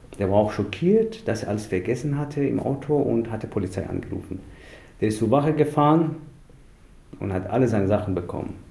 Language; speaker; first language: German; non-native, fluent; Persian